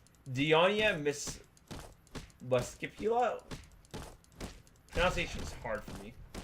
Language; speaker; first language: English; native; English